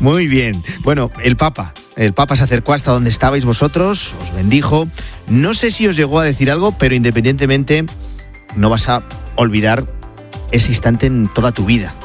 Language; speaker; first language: Spanish; native; Spanish